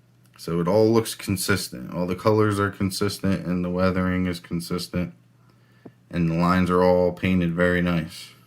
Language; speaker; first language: English; native; English